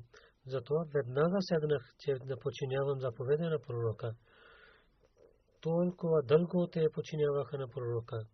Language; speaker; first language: Bulgarian; non-native, learner; Urdu